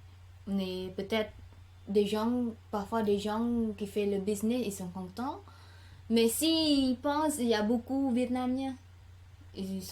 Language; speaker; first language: French; non-native, learner; Khmer